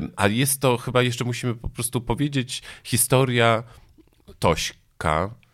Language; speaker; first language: Polish; native; Polish